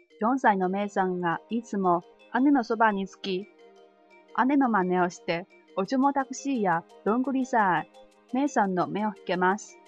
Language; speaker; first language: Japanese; non-native, learner; Chinese